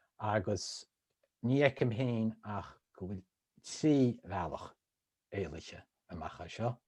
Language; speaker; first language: Irish; native; Irish